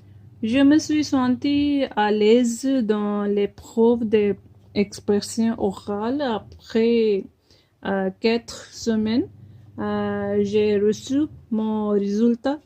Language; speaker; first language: French; non-native, fluent; Punjabi